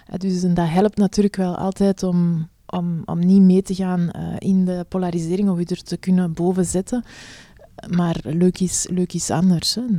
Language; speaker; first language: Dutch; native; Dutch